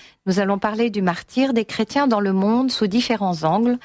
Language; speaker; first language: French; native; French